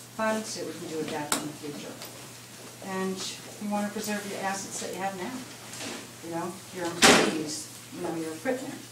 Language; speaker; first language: English; native; English